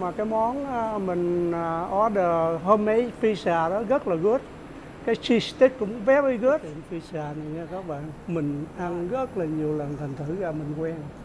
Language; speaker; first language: Vietnamese; native; Vietnamese